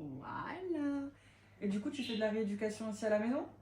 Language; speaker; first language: French; native; French